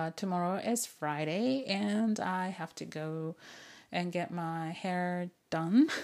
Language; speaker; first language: English; non-native, fluent; Japanese